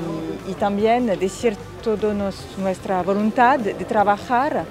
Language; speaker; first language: Spanish; non-native, fluent; French